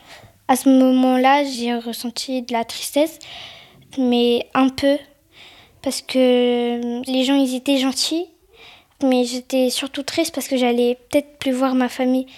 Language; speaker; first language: French; early bilingual, other home language; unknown